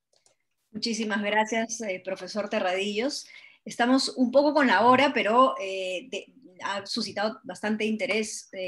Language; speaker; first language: Spanish; native; Spanish